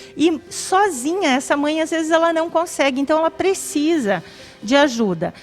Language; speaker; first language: Portuguese; native; Portuguese